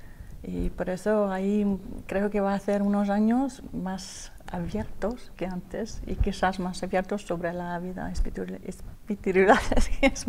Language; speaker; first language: Spanish; non-native, learner; Danish